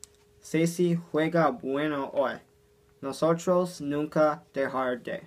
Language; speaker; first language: Spanish; non-native, learner; English